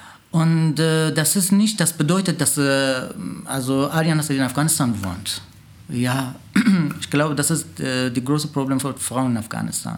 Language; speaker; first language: German; non-native, learner; Persian